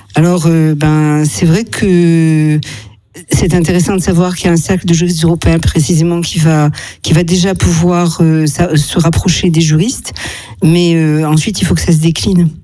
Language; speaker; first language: French; native; French